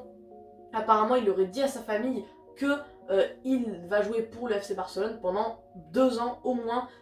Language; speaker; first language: French; native; French